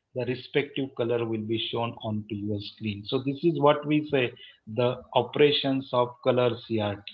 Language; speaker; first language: English; non-native, local second language; Marathi